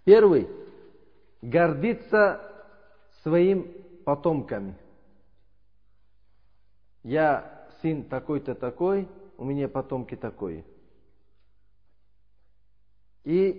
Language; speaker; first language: Russian; non-native, learner; Uzbek